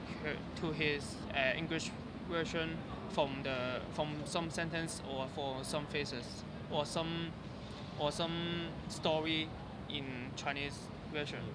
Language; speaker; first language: English; non-native, learner; Cantonese